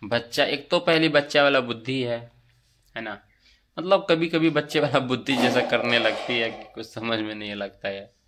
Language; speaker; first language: Hindi; native; Hindi